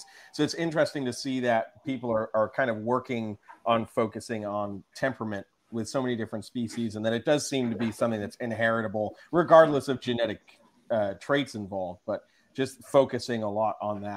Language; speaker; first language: English; native; English